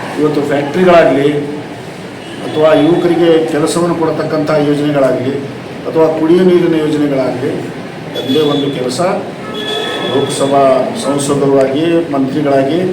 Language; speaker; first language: Kannada; non-native, local second language; Lambadi